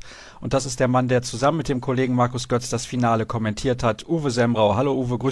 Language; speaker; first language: German; native; German